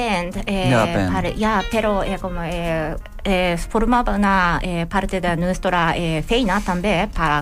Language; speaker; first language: Catalan; non-native, learner; Japanese